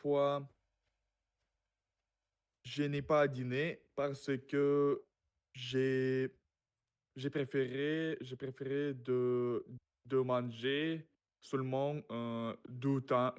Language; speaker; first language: French; non-native, learner; Russian